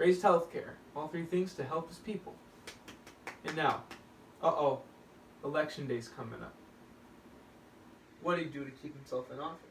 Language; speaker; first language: English; native; English